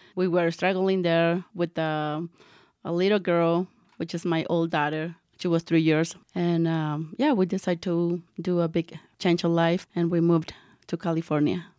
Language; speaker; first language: English; non-native, learner; Spanish